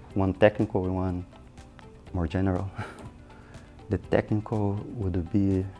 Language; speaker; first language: English; non-native, fluent; Portuguese